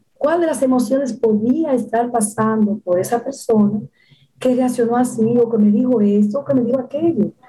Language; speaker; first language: Spanish; native; Spanish